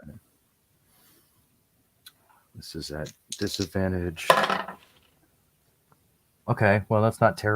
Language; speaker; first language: English; native; English